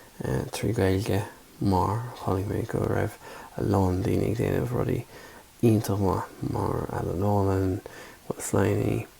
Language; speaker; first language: Irish; non-native, local second language; English